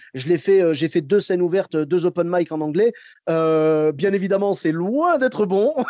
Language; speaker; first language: French; early bilingual, other home language; Arabic